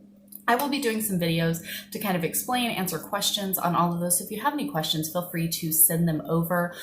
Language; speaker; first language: English; native; English